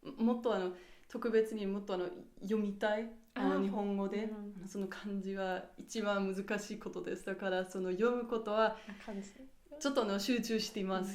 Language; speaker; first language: Japanese; non-native, learner; German